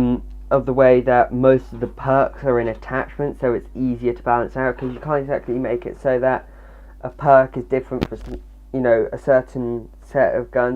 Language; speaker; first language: English; native; English